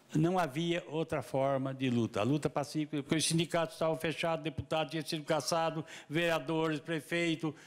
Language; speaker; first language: Portuguese; native; Portuguese